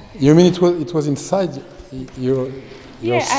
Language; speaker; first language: English; non-native, fluent; French